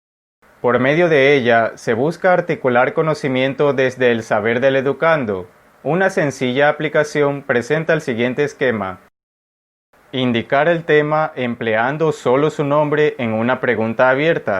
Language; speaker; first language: Spanish; native; Spanish